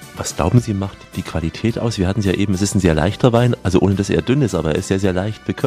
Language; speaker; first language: German; native; German